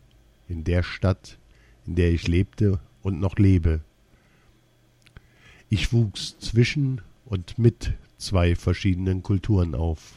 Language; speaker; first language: German; early bilingual, other home language; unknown